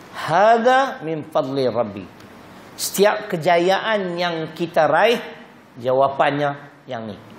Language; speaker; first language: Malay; native; Malay